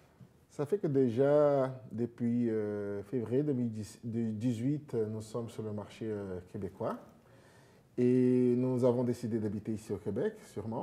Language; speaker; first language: French; non-native, fluent; Portuguese